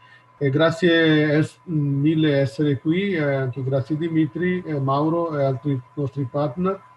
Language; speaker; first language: Italian; non-native, learner; Hindi